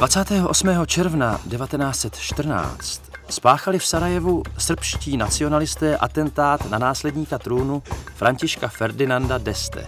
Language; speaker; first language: Czech; native; Czech